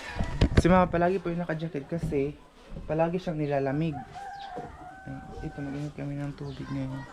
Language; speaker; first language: Filipino; native; Filipino